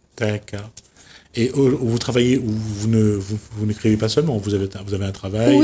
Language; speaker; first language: French; native; French